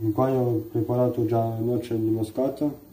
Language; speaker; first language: Italian; non-native, learner; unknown